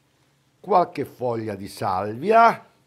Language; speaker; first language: Italian; native; Italian